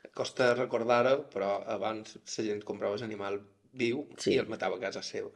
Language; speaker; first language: Catalan; native; Catalan